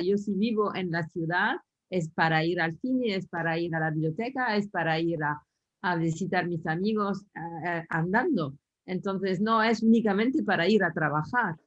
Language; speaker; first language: Spanish; non-native, fluent; French